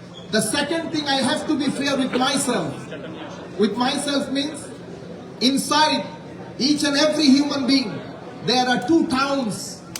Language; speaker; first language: English; non-native, local second language; Bangla